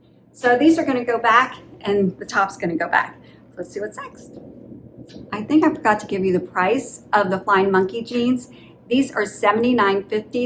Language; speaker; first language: English; native; English